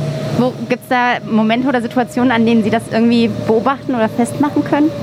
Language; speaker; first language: German; native; German